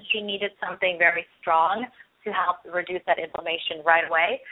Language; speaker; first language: English; early bilingual, other home language; Hindi